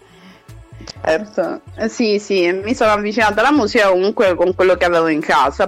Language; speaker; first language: Italian; early bilingual, other home language; Portuguese